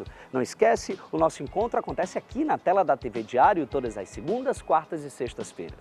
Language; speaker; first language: Portuguese; native; Portuguese